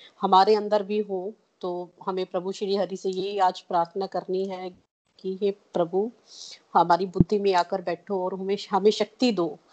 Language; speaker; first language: Hindi; non-native, local second language; Punjabi